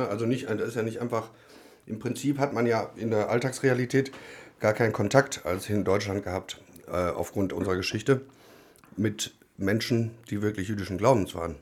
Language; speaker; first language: German; native; German